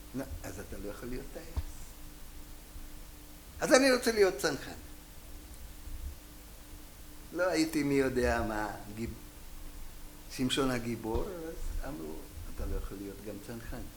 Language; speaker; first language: Hebrew; non-native, fluent; Hungarian